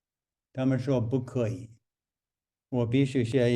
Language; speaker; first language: Chinese; non-native, fluent; English